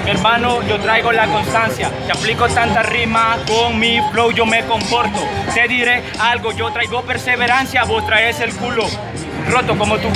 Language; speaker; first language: Spanish; native; Spanish